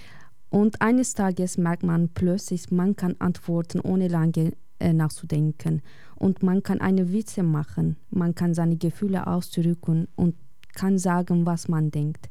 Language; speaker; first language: German; non-native, fluent; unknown